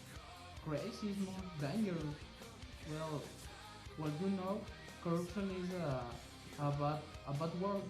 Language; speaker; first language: English; non-native, learner; Spanish